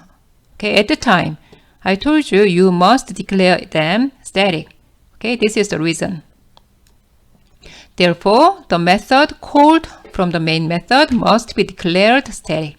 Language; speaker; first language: English; non-native, fluent; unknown